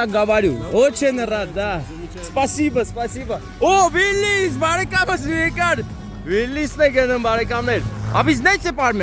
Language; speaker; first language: Russian; non-native, learner; Armenian